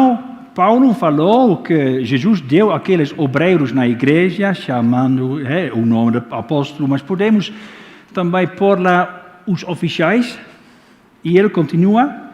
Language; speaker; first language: Portuguese; non-native, fluent; Dutch